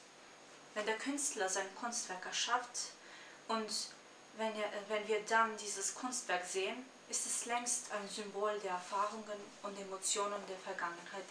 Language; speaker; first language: German; non-native, fluent; Serbian